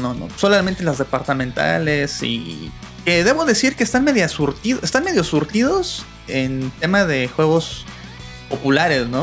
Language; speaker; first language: Spanish; native; Spanish